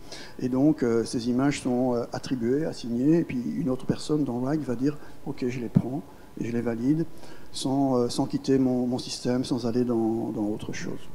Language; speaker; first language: French; native; French